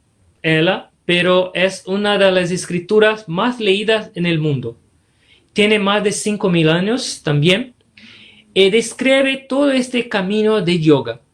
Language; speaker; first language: Spanish; non-native, fluent; Portuguese